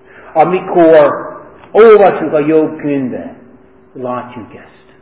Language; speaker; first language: Hungarian; non-native, fluent; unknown